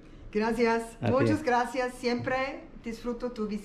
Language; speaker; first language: Spanish; non-native, learner; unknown